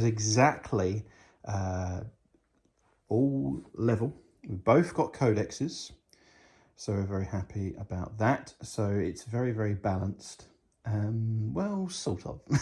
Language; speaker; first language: English; native; English